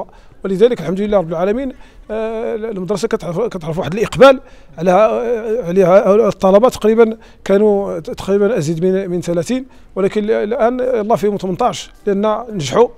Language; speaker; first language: Arabic; native; Arabic